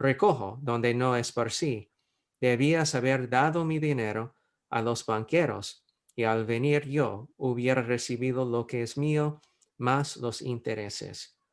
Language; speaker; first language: Spanish; non-native, fluent; English